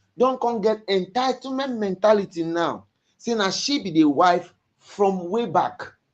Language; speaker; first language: Nigerian Pidgin; non-native, local second language; Yoruba